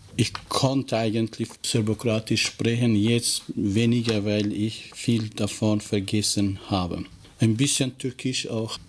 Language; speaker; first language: German; non-native, fluent; Albanian